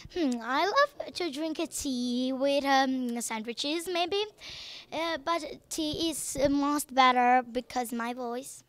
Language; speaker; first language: English; non-native, learner; Serbian